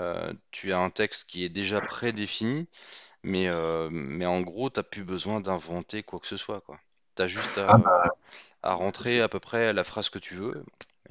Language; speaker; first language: French; native; French